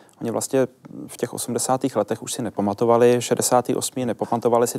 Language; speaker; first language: Czech; native; Czech